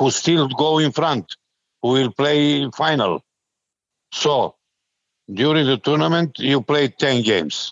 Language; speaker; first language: English; non-native, learner; Serbian